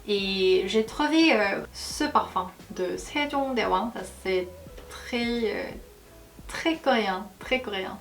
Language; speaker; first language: French; non-native, fluent; Korean